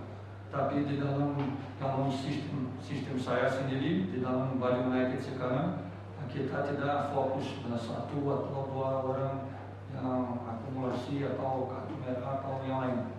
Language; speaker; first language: Indonesian; non-native, fluent; Portuguese